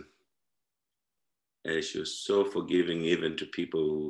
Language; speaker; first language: English; non-native, local second language; Shona